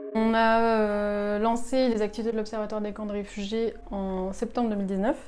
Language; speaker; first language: French; early bilingual, other home language; Arabic